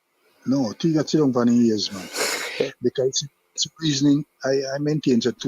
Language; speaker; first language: English; non-native, local second language; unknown